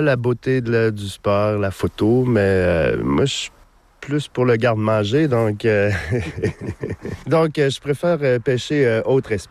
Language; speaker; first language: French; native; French